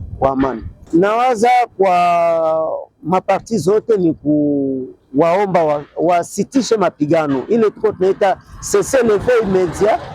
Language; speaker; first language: Swahili; native; Swahili